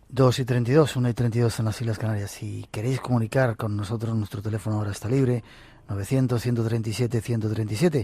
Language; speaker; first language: Spanish; native; Spanish